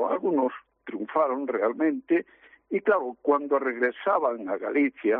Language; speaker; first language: Spanish; native; Spanish